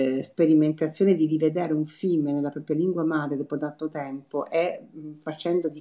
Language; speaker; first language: Italian; native; Italian